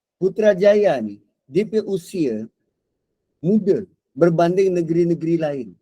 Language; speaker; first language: Malay; native; Malay